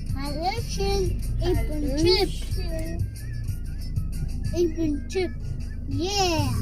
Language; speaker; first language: German; early bilingual, other home language; Tajik